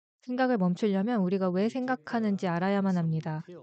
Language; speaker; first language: Korean; native; Korean